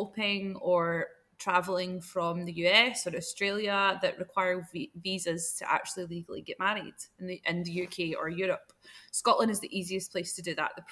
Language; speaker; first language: English; native; English